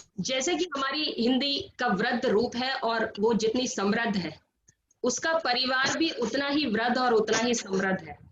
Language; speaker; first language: Hindi; native; Hindi